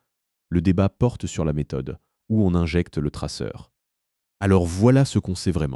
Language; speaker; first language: French; native; French